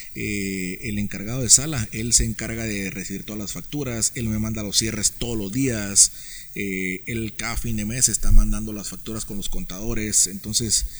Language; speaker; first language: Spanish; native; Spanish